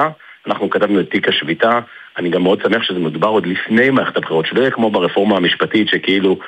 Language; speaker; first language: Hebrew; native; Hebrew